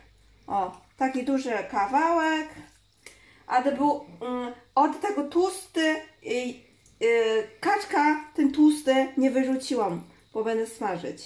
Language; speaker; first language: Polish; non-native, learner; Chinese